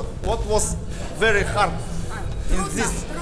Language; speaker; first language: English; non-native, learner; Portuguese